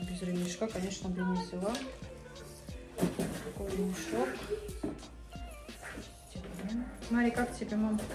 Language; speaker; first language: Russian; native; Russian